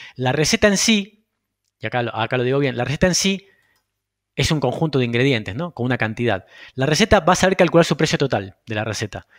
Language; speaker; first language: Spanish; native; Spanish